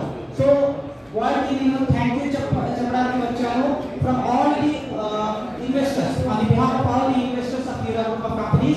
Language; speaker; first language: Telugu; non-native, local second language; Urdu